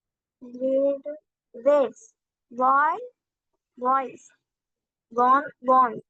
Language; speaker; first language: English; non-native, learner; Hindi